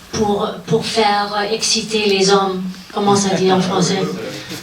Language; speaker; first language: French; non-native, fluent; German